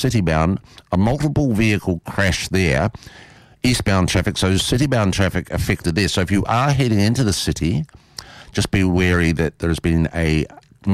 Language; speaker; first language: English; native; English